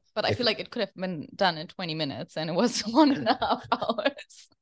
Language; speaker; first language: English; non-native, fluent; German